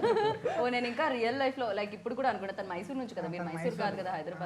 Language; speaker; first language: Telugu; native; Telugu